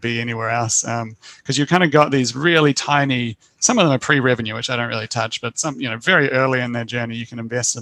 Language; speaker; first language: English; native; English